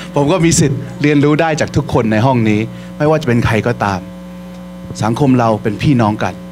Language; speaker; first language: Thai; early bilingual, heritage; Thai